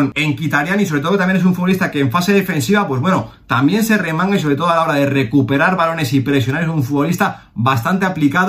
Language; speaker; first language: Spanish; native; Spanish